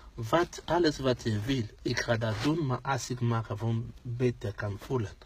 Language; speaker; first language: Dutch; non-native, learner; Lingala